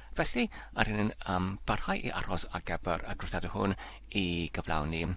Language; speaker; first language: Welsh; non-native, learner; Polish